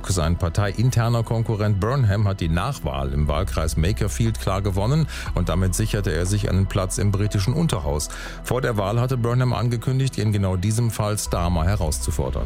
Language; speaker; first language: German; native; German